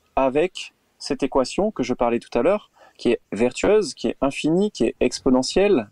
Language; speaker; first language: French; native; French